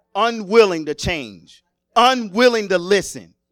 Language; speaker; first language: English; native; English